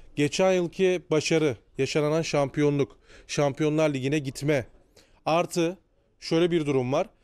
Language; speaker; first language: Turkish; native; Turkish